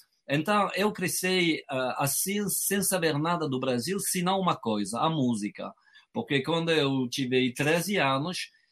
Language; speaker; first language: Portuguese; non-native, fluent; French